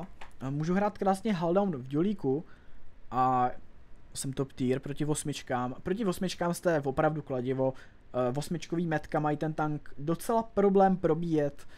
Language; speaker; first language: Czech; native; Czech